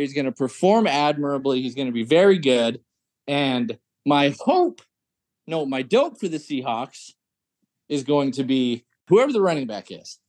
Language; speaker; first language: English; native; English